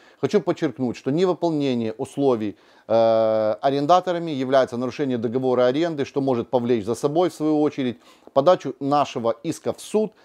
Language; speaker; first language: Russian; native; Russian